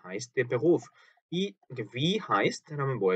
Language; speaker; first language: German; non-native, fluent; Korean